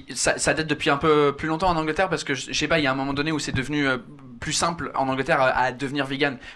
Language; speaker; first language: French; non-native, fluent; English